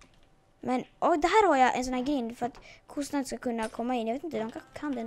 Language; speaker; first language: Swedish; native; Swedish